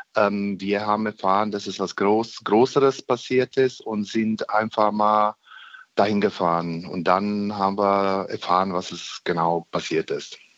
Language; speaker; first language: German; non-native, fluent; Bosnian